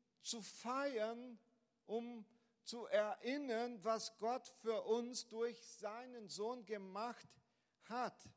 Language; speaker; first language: German; non-native, fluent; Portuguese